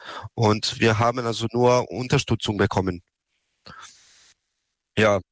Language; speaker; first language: German; non-native, learner; Serbian